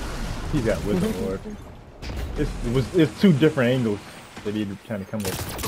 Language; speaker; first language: English; native; English